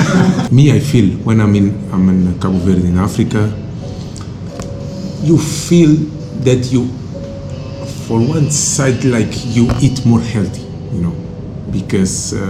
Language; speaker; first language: English; non-native, local second language; Kabuverdianu